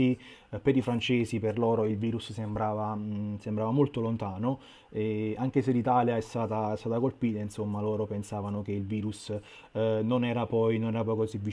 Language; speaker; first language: Italian; native; Italian